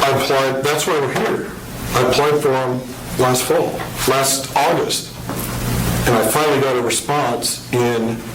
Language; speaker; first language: English; native; English